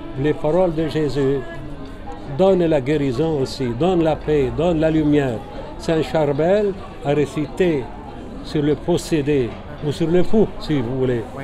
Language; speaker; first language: French; non-native, local second language; Arabic